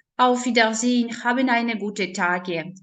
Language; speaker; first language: German; non-native, learner; Ukrainian